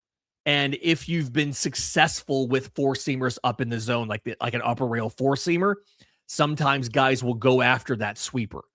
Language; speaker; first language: English; native; English